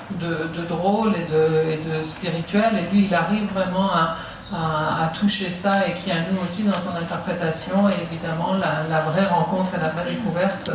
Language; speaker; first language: French; native; French